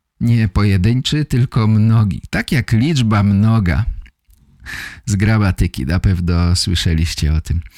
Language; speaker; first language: Polish; native; Polish